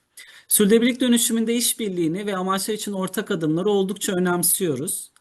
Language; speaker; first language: Turkish; native; Turkish